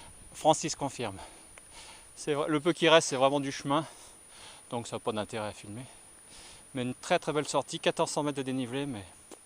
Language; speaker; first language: French; native; French